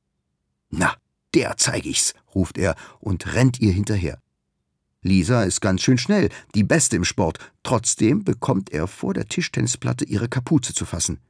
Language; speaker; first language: German; native; German